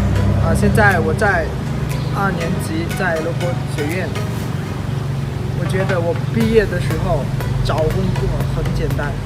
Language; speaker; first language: Chinese; non-native, learner; Lao